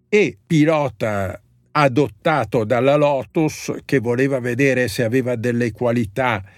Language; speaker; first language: Italian; native; Italian